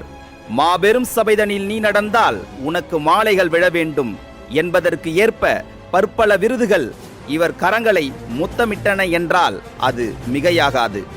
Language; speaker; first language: Tamil; native; Tamil